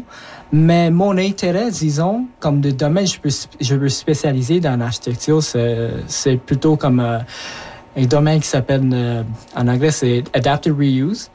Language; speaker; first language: French; early bilingual, other home language; Japanese